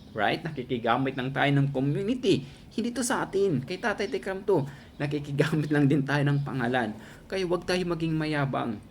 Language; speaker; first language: Filipino; native; Filipino